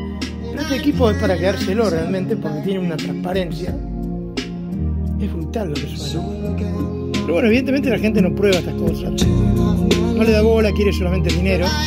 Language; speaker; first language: Spanish; native; Spanish